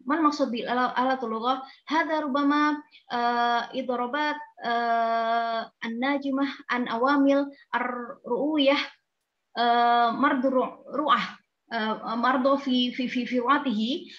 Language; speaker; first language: Arabic; non-native, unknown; Indonesian